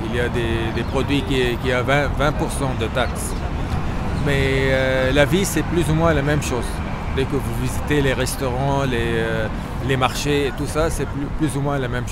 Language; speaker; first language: French; non-native, fluent; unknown